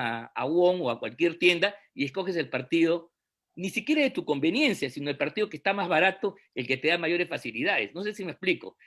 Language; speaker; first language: Spanish; native; Spanish